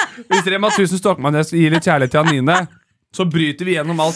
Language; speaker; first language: Norwegian; native; Norwegian